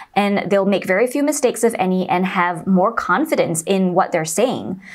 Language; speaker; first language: English; non-native, local second language; Chinese